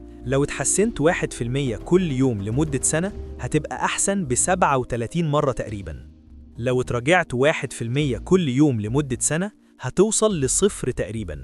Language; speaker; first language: Arabic; native; Arabic